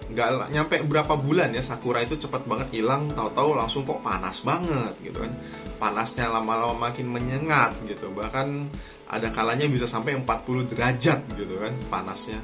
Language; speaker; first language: Indonesian; native; Indonesian